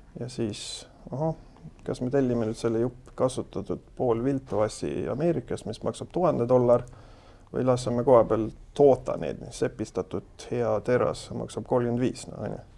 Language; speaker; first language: Estonian; non-native, fluent; Swedish